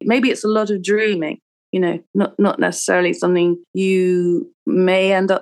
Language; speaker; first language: English; native; English